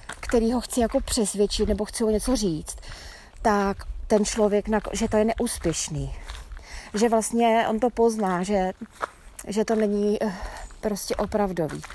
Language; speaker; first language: Czech; native; Czech